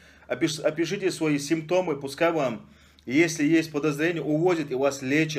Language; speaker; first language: Russian; non-native, fluent; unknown